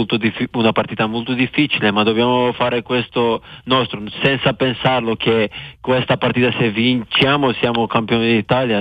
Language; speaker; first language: Italian; non-native, fluent; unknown